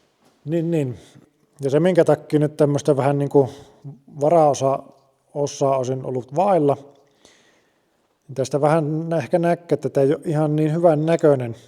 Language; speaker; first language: Finnish; native; Finnish